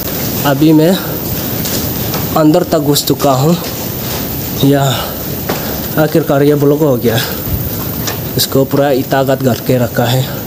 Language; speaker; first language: Hindi; non-native, local second language; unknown